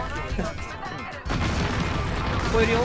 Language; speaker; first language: Japanese; native; Japanese